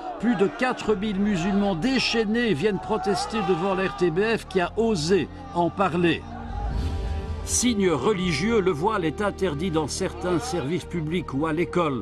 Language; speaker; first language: French; native; French